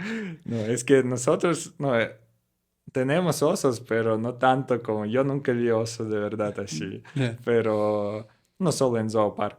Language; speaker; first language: Spanish; non-native, learner; Russian